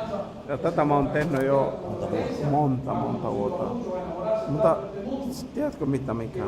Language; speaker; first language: Finnish; non-native, fluent; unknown